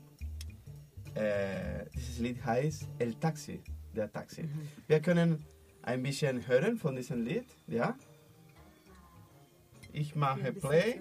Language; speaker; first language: German; non-native, learner; Spanish